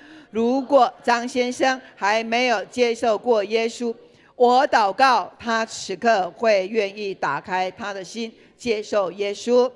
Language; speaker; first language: Chinese; native; Chinese